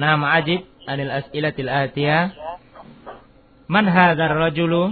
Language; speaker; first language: Arabic; non-native, fluent; Indonesian